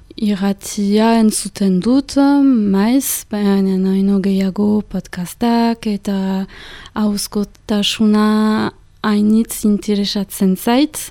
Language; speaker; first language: Basque; non-native, local second language; French